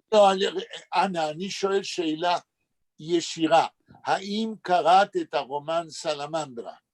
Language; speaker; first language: Hebrew; non-native, fluent; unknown